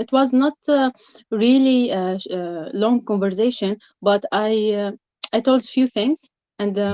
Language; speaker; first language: English; non-native, learner; Arabic